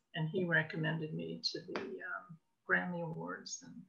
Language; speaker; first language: English; native; English